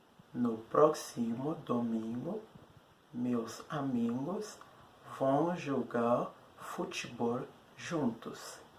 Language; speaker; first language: Portuguese; non-native, learner; Haitian Creole